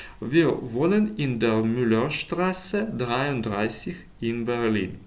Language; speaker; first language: German; non-native, fluent; Ukrainian